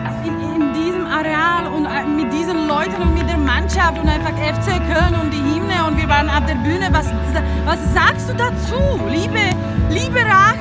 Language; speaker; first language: German; non-native, fluent; Slovak